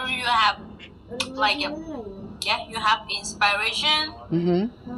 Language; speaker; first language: English; non-native, learner; Thai